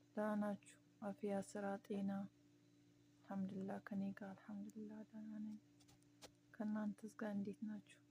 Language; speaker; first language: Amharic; non-native, local second language; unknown